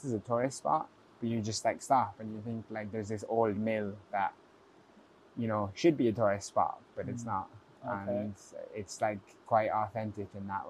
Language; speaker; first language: English; native; English